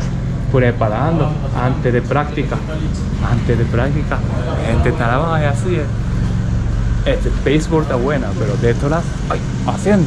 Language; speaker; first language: Spanish; non-native, learner; Japanese